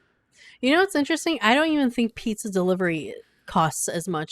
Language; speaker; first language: English; native; English